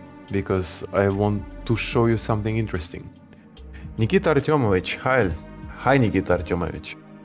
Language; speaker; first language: English; non-native, fluent; Russian